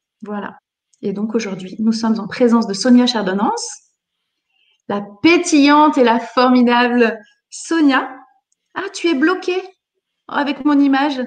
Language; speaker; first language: French; native; French